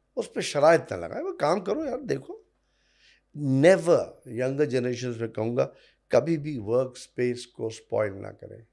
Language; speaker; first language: Urdu; non-native, local second language; Punjabi